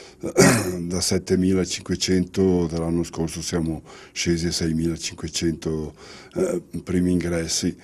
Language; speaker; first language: Italian; native; Italian